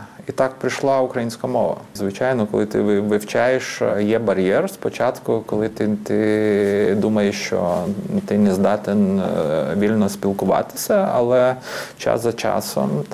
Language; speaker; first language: Ukrainian; non-native, fluent; Lithuanian